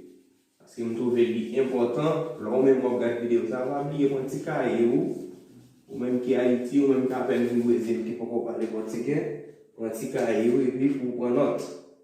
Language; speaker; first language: French; non-native, local second language; Haitian Creole